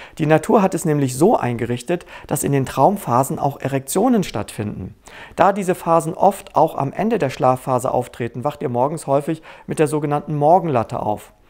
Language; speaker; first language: German; native; German